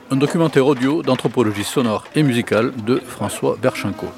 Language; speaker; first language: French; native; French